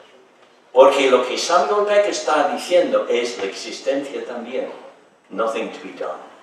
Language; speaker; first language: Spanish; non-native, fluent; English